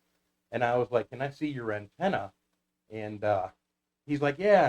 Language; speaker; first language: English; native; English